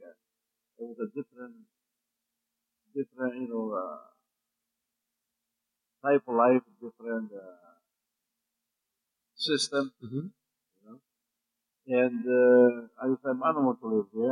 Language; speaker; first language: English; non-native, fluent; Croatian